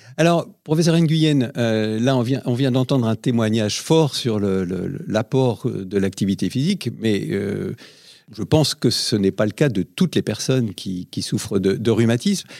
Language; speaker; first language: French; native; French